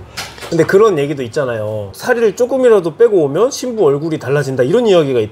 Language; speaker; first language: Korean; native; Korean